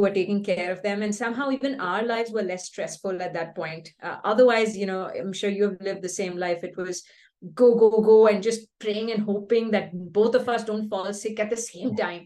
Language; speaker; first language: English; non-native, local second language; Kannada